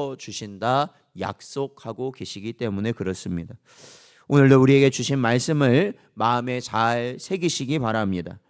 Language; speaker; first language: Korean; native; Korean